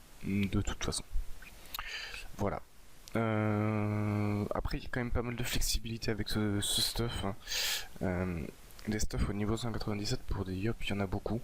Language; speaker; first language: French; native; French